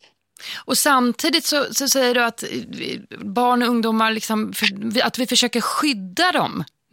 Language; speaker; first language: Swedish; native; Swedish